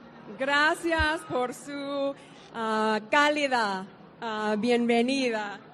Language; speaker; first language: Spanish; non-native, fluent; English